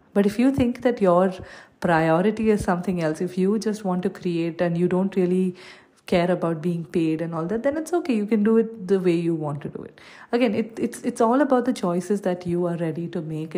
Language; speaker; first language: English; non-native, local second language; Malayalam